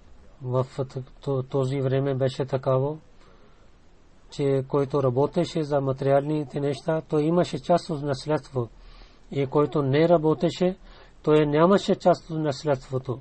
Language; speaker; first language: Bulgarian; non-native, learner; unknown